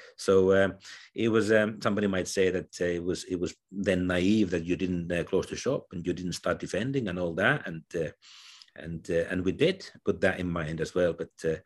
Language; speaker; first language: English; non-native, fluent; Finnish